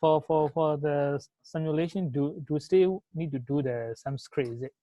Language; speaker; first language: English; non-native, local second language; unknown